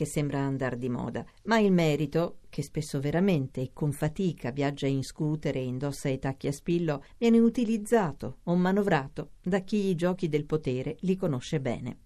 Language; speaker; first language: Italian; native; Italian